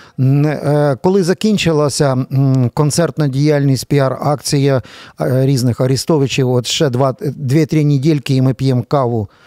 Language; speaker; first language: Ukrainian; native; Ukrainian